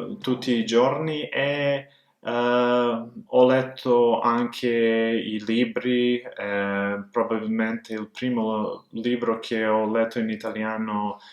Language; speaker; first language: Italian; non-native, fluent; Serbian